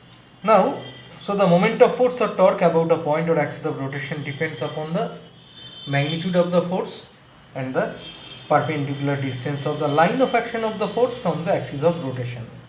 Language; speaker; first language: English; non-native, local second language; Bangla